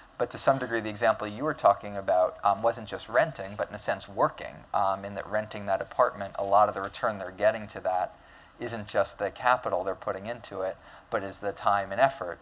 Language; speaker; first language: English; native; English